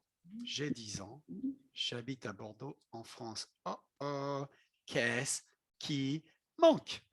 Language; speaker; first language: French; non-native, fluent; English